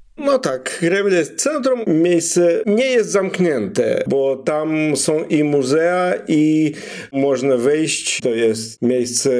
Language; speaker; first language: Polish; non-native, fluent; Russian